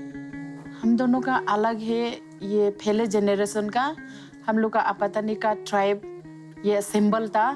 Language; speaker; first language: Hindi; non-native, local second language; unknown